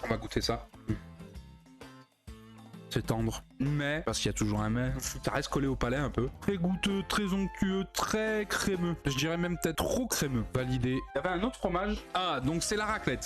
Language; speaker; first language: French; native; French